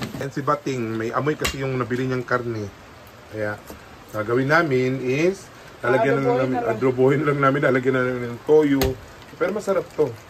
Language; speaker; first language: Filipino; non-native, local second language; Cebuano